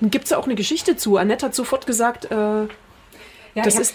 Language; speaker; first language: German; native; German